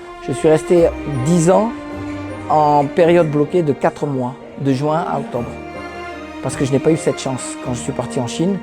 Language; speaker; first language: French; early bilingual, other home language; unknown